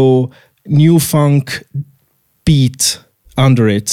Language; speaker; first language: English; non-native, fluent; Swiss German